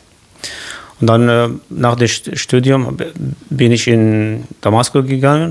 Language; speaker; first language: German; non-native, learner; Kurdish